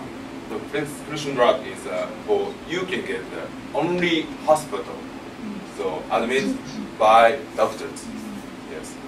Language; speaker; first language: English; non-native, learner; Japanese